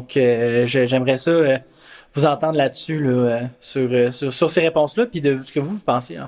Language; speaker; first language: French; native; French